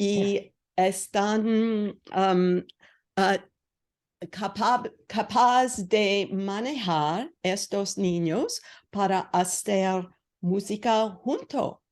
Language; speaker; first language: Spanish; non-native, learner; English